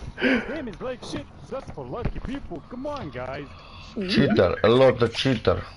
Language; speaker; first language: English; non-native, learner; Polish